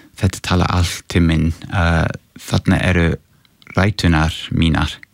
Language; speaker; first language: Icelandic; non-native, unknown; English